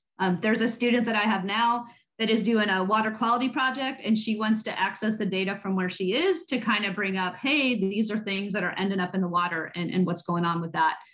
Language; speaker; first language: English; native; English